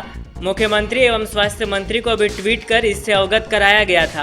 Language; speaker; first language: Hindi; native; Hindi